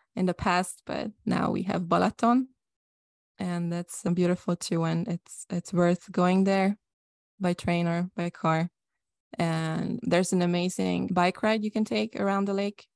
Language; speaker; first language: English; non-native, fluent; Hungarian